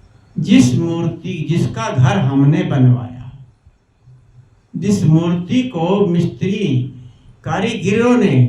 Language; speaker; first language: Hindi; native; Hindi